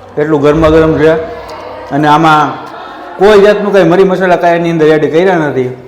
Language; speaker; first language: Gujarati; native; Gujarati